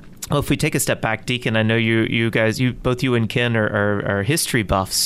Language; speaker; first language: English; native; English